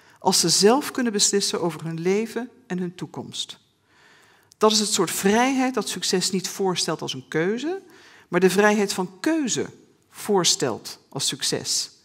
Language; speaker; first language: Dutch; native; Dutch